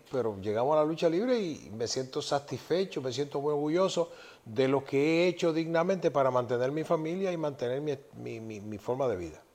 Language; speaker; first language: Spanish; native; Spanish